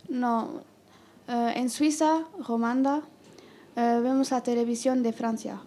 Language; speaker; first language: Spanish; non-native, learner; French